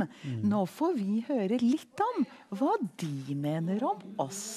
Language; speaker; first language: Norwegian; early bilingual, heritage; Norwegian